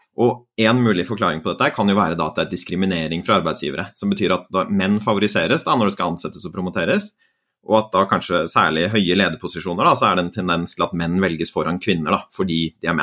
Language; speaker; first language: Norwegian; native; Norwegian